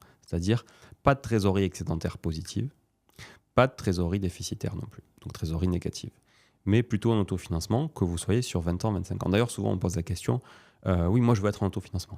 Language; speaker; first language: French; native; French